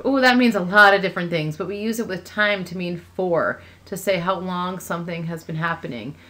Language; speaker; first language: English; native; English